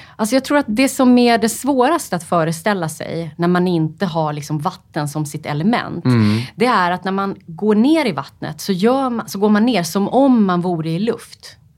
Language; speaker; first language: Swedish; native; Swedish